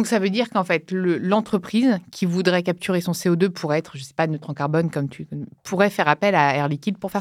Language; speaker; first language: French; native; French